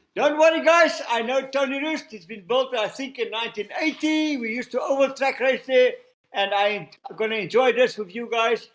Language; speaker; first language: English; non-native, local second language; Afrikaans